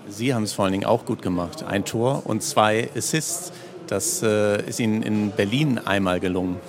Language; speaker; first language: German; native; German